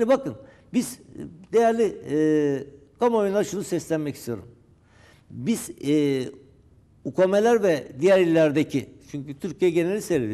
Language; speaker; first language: Turkish; native; Turkish